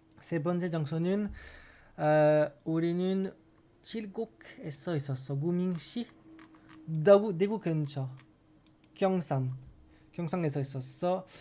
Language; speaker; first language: Korean; non-native, learner; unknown